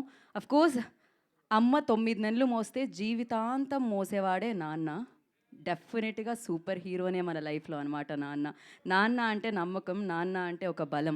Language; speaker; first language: Telugu; native; Telugu